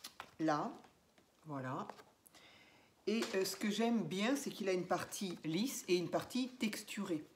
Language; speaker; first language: French; native; French